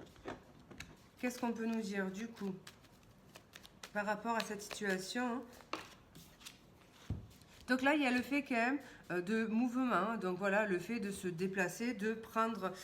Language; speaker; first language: French; native; French